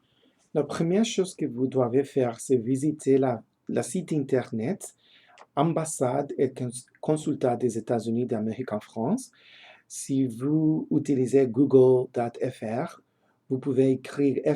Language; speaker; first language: French; non-native, learner; English